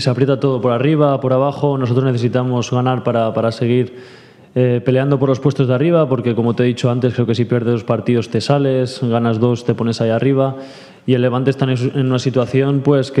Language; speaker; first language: Spanish; native; Spanish